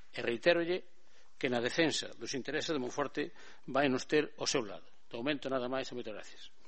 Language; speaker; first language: Galician; native; Galician